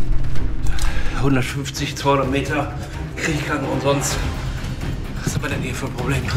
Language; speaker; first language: German; native; German